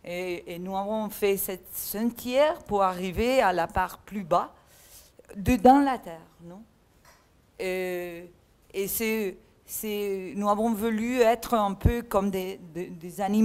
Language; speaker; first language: French; non-native, learner; Catalan